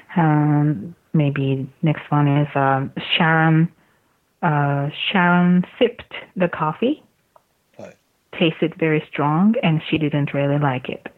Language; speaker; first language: English; non-native, fluent; Japanese